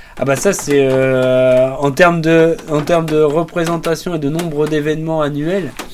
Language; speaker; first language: French; native; French